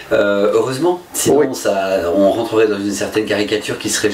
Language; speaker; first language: French; native; French